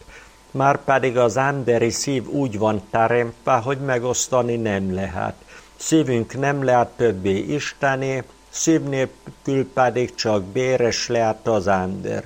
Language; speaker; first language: Hungarian; native; Hungarian